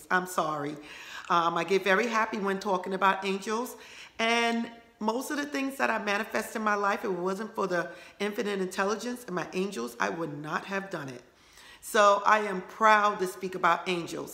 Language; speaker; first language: English; native; English